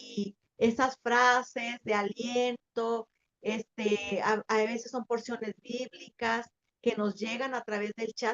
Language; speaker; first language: Spanish; native; Spanish